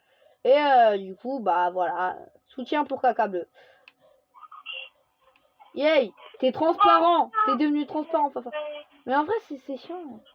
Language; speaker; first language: French; native; French